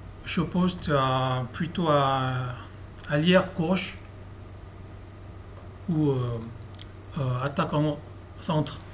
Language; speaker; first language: French; non-native, learner; Korean